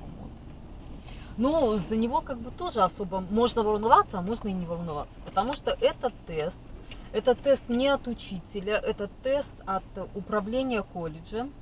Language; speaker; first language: Russian; native; Russian